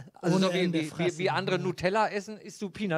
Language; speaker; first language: German; native; German